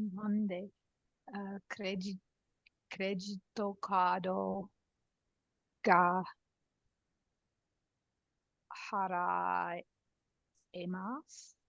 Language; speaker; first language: Japanese; non-native, learner; English